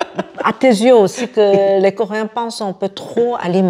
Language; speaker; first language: French; non-native, fluent; Korean